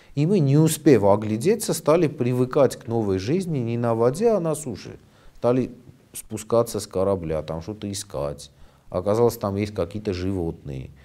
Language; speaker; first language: Russian; non-native, local second language; Armenian